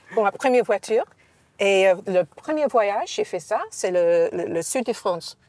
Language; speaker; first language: French; non-native, fluent; English